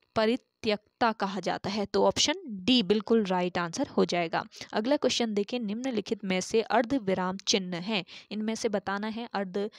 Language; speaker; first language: Hindi; native; Hindi